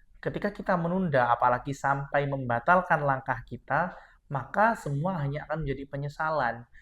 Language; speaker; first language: Indonesian; non-native, local second language; Madurese